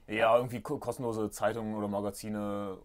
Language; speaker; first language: German; native; German